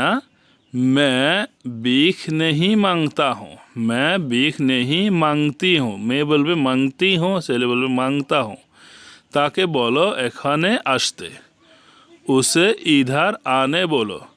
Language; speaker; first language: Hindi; non-native, learner; Bangla